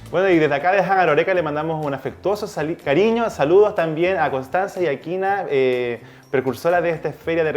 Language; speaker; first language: Spanish; native; Spanish